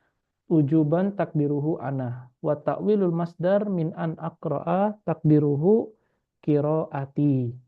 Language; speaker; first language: Arabic; non-native, fluent; Indonesian